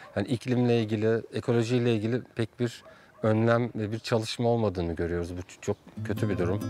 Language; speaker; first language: Turkish; native; Turkish